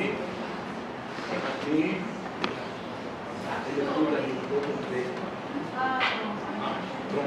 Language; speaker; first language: Portuguese; non-native, fluent; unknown